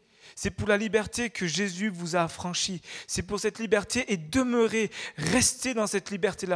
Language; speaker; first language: French; native; French